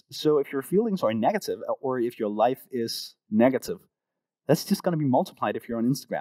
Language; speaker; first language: English; non-native, fluent; Danish